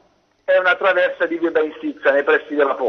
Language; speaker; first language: Italian; native; Italian